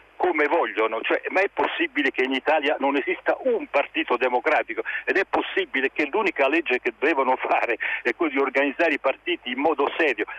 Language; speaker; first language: Italian; native; Italian